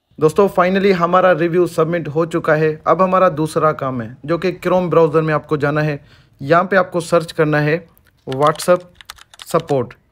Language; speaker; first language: Urdu; non-native, local second language; Sindhi